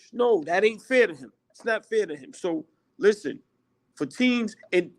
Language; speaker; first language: English; native; English